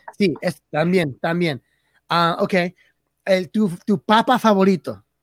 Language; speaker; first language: Spanish; early bilingual, heritage; Spanish